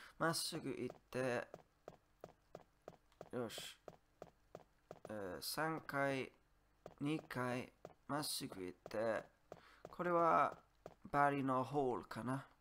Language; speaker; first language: Japanese; non-native, learner; English